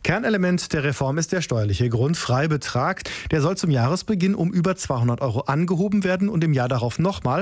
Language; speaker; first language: German; native; German